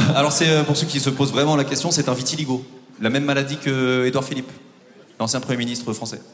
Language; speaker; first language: French; native; French